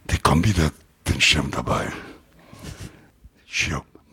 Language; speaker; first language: German; non-native, learner; Italian